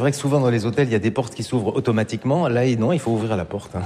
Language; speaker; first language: French; native; French